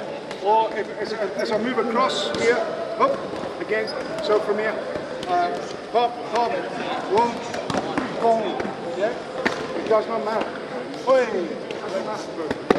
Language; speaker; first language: English; native; English